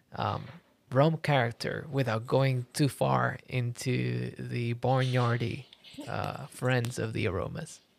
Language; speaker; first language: English; early bilingual, other home language; Spanish